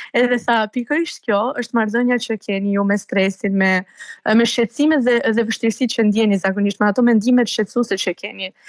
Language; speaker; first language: Albanian; native; Albanian